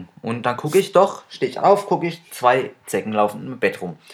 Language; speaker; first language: German; native; German